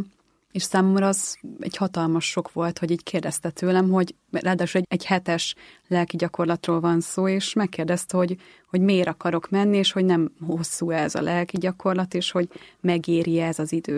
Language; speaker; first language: Hungarian; native; Hungarian